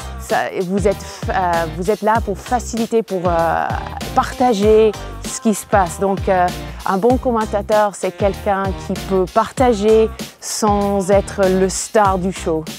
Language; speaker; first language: French; non-native, fluent; English